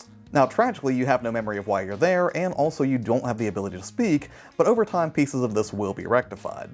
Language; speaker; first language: English; native; English